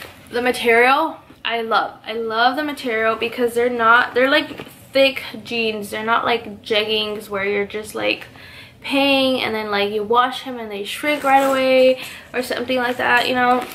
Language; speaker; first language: English; early bilingual, other home language; Spanish